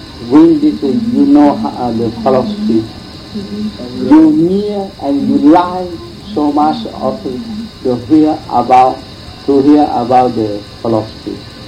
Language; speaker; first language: English; non-native, learner; Vietnamese